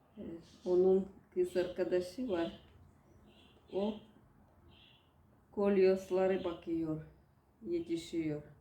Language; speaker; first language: Turkish; non-native, learner; Russian